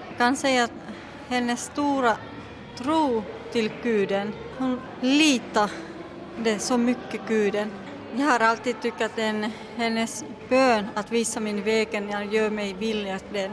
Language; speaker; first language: Swedish; non-native, learner; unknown